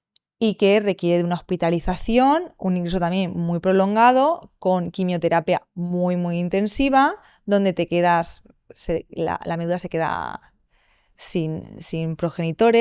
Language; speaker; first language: Spanish; native; Spanish